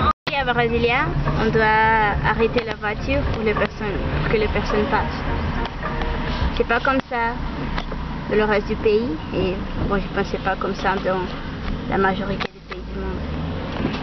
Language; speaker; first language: French; non-native, learner; Portuguese